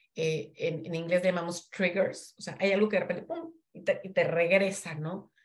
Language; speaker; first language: Spanish; native; Spanish